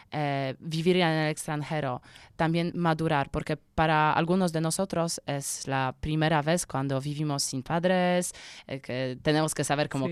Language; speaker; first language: Spanish; non-native, learner; Polish